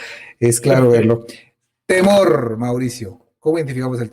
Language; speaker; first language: Spanish; native; Spanish